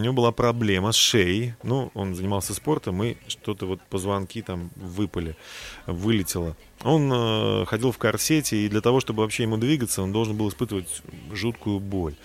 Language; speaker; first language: Russian; native; Russian